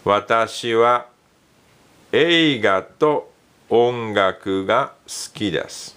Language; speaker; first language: Japanese; non-native, fluent; English